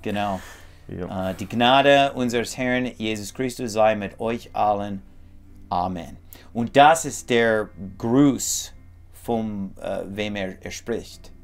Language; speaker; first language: German; non-native, fluent; English